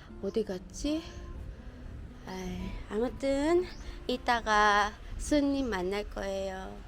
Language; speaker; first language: Korean; non-native, fluent; Filipino